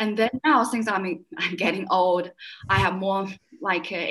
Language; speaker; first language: English; non-native, fluent; Chinese